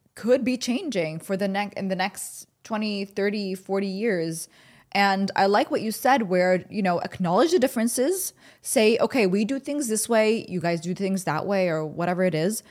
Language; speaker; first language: English; early bilingual, other home language; Arabic